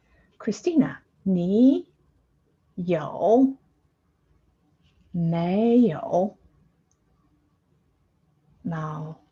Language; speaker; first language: Chinese; non-native, fluent; English